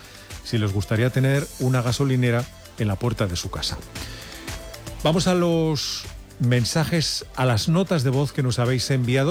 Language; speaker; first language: Spanish; native; Spanish